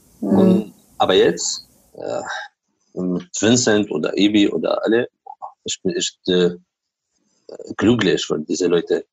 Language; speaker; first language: German; non-native, learner; Arabic